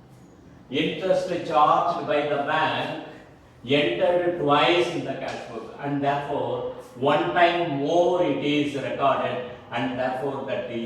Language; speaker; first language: English; non-native, local second language; Tamil